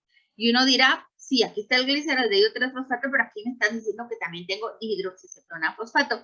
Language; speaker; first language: Spanish; native; Spanish